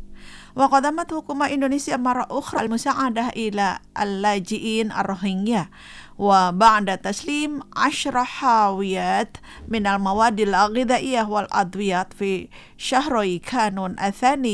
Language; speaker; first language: Arabic; non-native, fluent; Indonesian